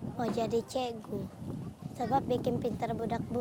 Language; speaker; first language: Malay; non-native, local second language; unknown